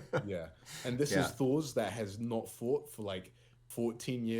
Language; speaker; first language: English; native; English